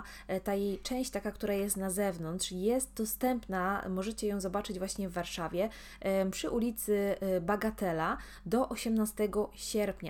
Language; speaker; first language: Polish; native; Polish